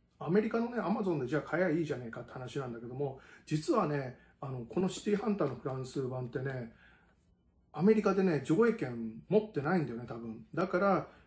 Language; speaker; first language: Japanese; native; Japanese